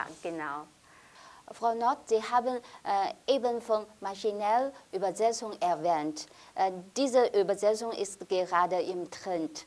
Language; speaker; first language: German; non-native, fluent; Chinese